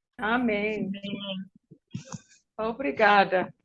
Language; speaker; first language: Portuguese; non-native, learner; English